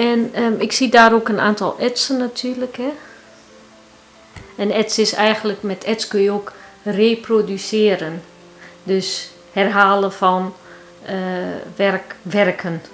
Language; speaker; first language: Dutch; early bilingual, heritage; Turkish